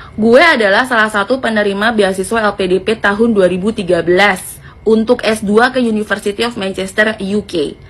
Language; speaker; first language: Indonesian; native; Indonesian